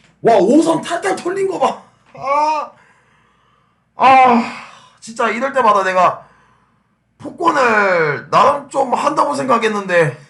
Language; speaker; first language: Korean; native; Korean